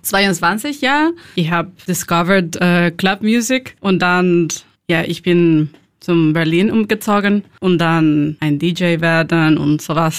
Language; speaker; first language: German; non-native, learner; Spanish